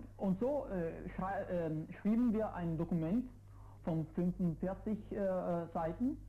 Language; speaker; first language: German; non-native, fluent; Italian